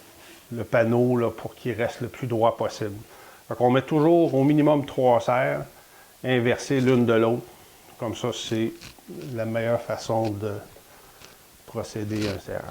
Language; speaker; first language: French; native; French